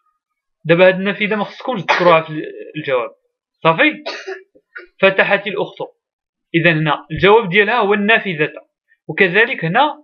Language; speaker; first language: Arabic; native; Arabic